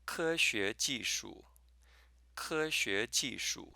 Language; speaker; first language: Chinese; non-native, fluent; English